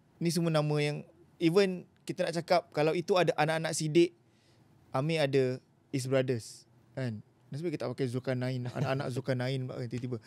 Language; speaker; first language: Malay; native; Malay